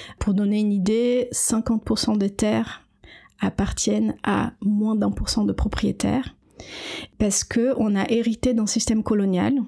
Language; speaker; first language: French; non-native, fluent; Portuguese